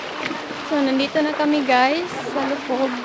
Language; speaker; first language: Filipino; non-native, local second language; Cebuano